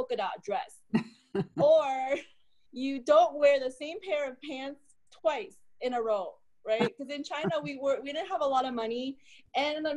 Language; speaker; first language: English; early bilingual, other home language; Chinese